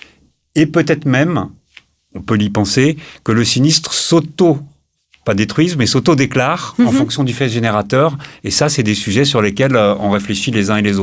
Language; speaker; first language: French; native; French